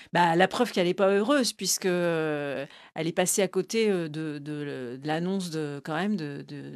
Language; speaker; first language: French; native; French